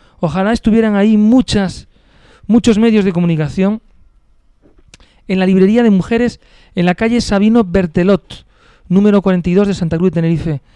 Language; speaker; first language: Spanish; native; Spanish